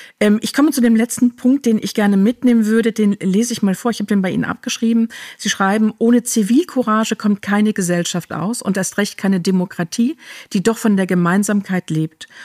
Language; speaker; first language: German; native; German